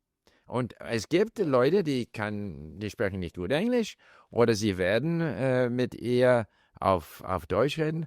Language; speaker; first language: German; non-native, fluent; English